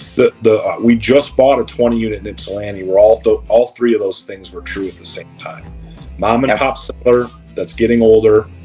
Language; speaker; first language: English; native; English